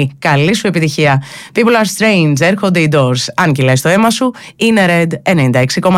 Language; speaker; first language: Greek; native; Greek